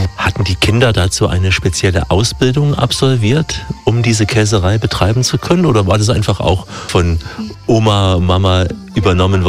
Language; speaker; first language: German; native; German